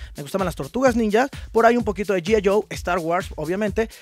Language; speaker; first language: Spanish; native; Spanish